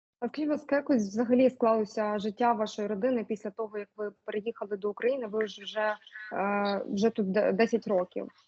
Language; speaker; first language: Ukrainian; native; Ukrainian